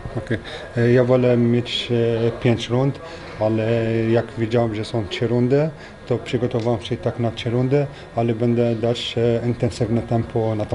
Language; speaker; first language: Polish; non-native, learner; French